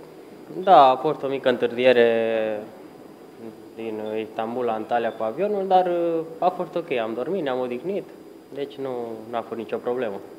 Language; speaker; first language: Romanian; early bilingual, heritage; Romanian